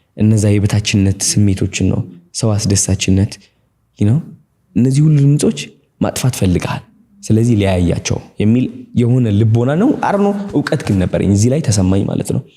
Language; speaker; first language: Amharic; non-native, local second language; Tigrinya